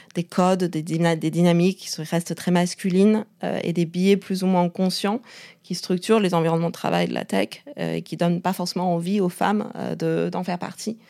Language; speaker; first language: French; non-native, fluent; Chinese